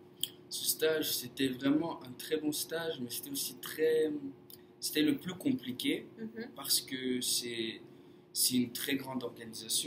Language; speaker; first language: French; non-native, fluent; English